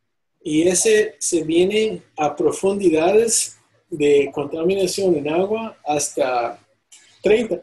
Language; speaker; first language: Spanish; non-native, fluent; English